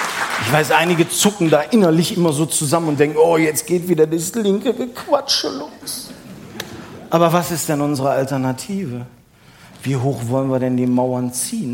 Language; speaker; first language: German; native; German